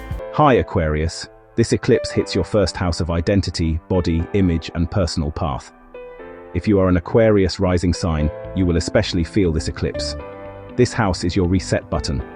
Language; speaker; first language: English; native; English